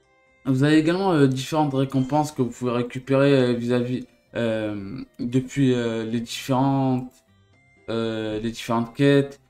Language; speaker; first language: French; native; French